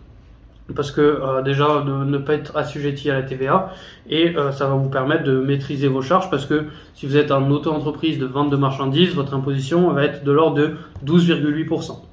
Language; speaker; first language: French; native; French